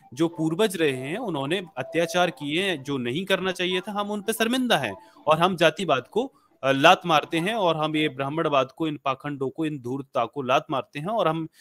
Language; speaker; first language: Hindi; native; Hindi